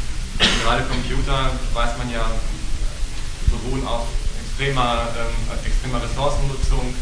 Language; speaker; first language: German; native; German